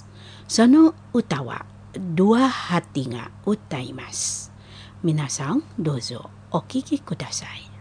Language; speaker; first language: Japanese; non-native, fluent; Indonesian